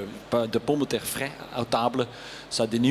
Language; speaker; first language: French; non-native, learner; Dutch